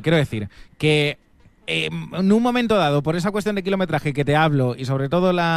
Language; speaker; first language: Spanish; native; Spanish